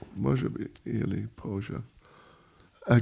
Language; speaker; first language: Russian; non-native, learner; English